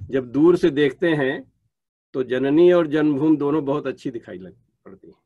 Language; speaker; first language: Hindi; native; Hindi